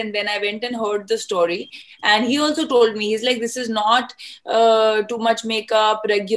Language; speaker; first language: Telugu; non-native, fluent; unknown